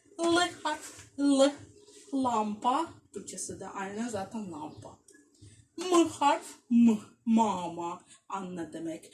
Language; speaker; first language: Turkish; non-native, fluent; Russian